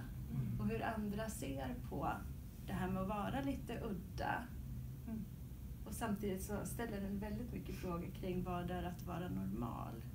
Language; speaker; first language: Swedish; native; Swedish